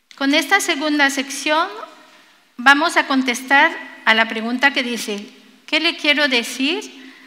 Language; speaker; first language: Spanish; non-native, fluent; French